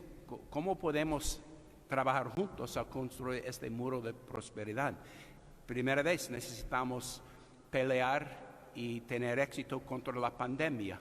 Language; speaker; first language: Spanish; non-native, fluent; English